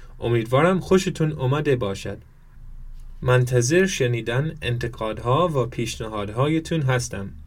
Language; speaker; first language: Persian; non-native, learner; German